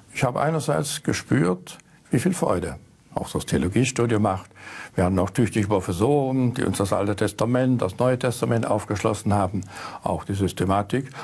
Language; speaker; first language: German; native; German